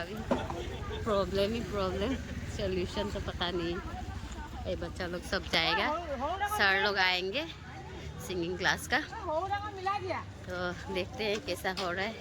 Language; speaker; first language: Hindi; non-native, local second language; Assamese